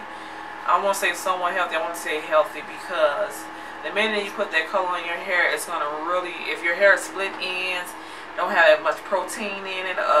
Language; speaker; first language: English; native; English